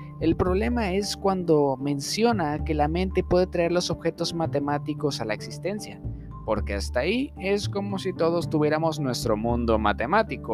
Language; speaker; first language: Spanish; native; Spanish